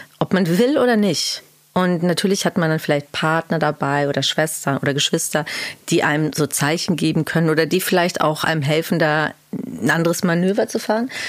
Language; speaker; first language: German; early bilingual, other home language; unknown